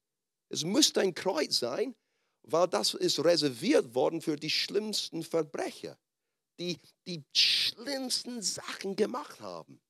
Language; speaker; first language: German; non-native, fluent; English